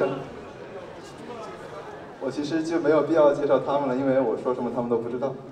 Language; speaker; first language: Chinese; non-native, fluent; Korean